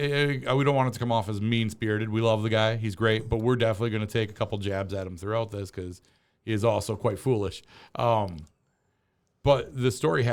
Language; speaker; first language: English; native; English